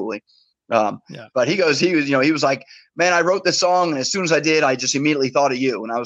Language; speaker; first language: English; native; English